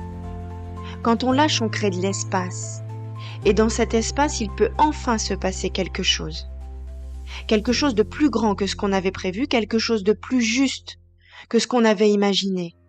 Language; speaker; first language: French; native; French